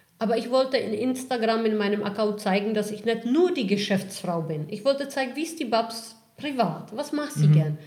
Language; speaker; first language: German; non-native, fluent; Czech